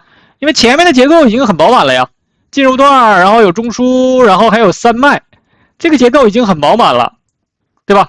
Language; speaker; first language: Chinese; native; Chinese